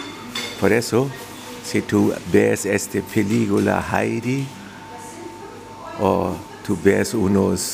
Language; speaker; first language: Spanish; non-native, fluent; German